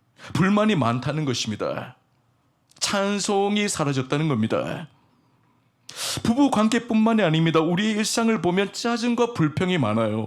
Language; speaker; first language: Korean; native; Korean